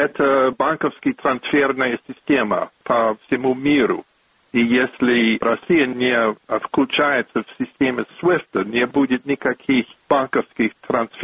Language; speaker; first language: Russian; non-native, fluent; English